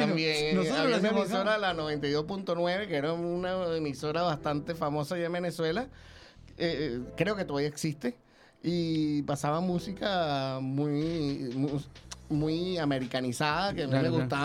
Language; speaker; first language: Spanish; native; Spanish